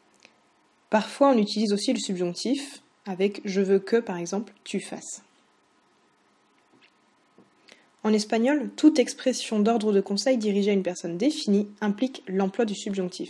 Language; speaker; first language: French; native; French